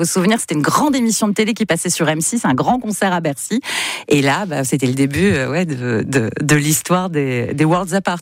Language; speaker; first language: French; native; French